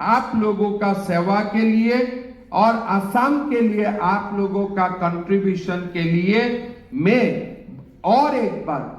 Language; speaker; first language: Hindi; non-native, local second language; Assamese